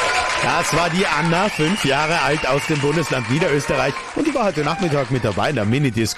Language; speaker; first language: German; native; German